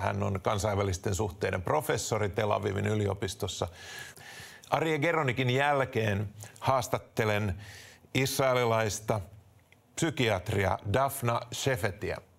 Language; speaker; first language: Finnish; native; Finnish